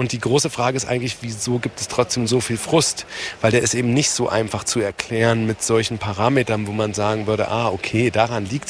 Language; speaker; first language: German; native; German